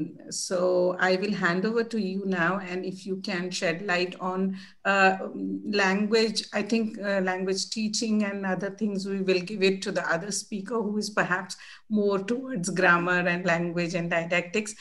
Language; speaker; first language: English; non-native, local second language; Odia